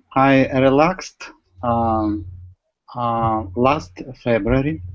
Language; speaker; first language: English; non-native, learner; Russian